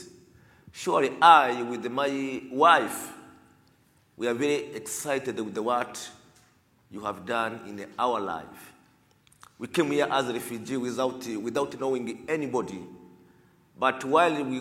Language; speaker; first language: English; non-native, learner; Kinyarwanda